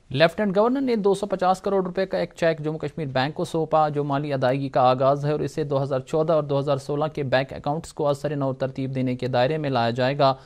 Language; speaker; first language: Urdu; non-native, local second language; Kashmiri